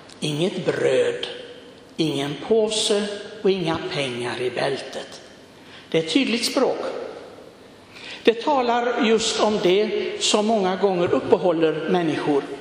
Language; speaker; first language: Swedish; non-native, fluent; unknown